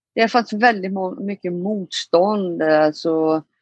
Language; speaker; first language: Swedish; native; Swedish